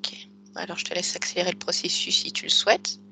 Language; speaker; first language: French; native; French